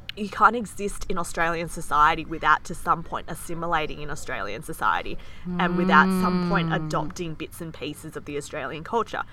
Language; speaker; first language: English; native; English